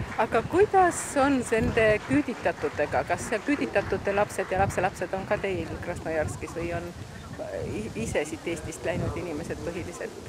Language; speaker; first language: Estonian; native; Estonian